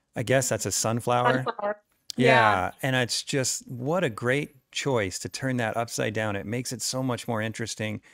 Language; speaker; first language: English; native; English